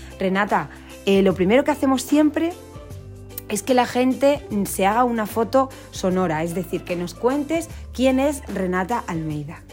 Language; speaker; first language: Spanish; native; Spanish